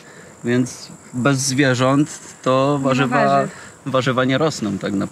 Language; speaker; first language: Polish; native; Polish